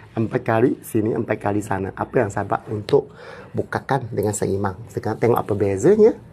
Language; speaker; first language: Malay; non-native, local second language; Cantonese